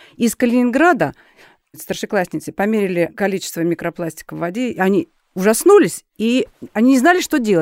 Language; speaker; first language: Russian; native; Russian